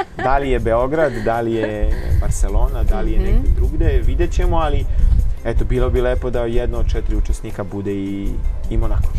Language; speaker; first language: Serbian; native; Serbian